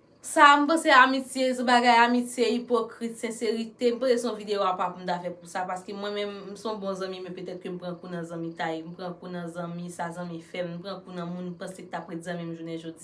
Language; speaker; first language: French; non-native, learner; Haitian Creole